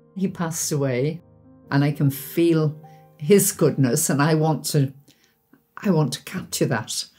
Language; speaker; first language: English; native; English